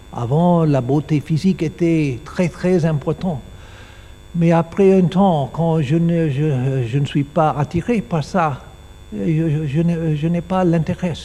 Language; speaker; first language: French; non-native, learner; English